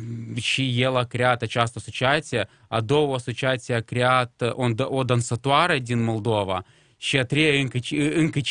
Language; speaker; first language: Romanian; non-native, local second language; Russian